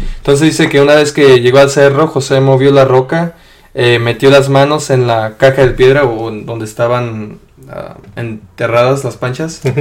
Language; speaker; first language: Spanish; early bilingual, heritage; Spanish